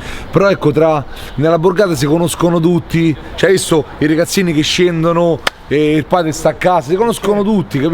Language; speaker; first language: Italian; native; Italian